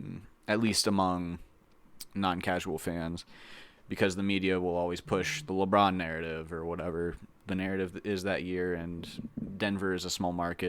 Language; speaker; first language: English; native; English